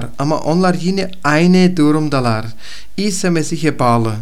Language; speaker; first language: Turkish; non-native, fluent; Bulgarian